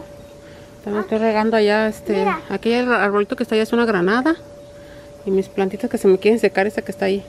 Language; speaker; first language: Spanish; native; Spanish